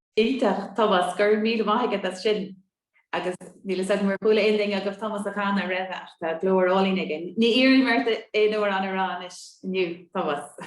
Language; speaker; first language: Irish; native; Irish